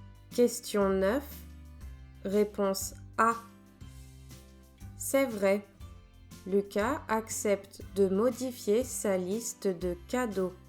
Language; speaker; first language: French; native; French